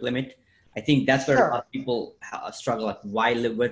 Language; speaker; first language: English; non-native, local second language; Nepali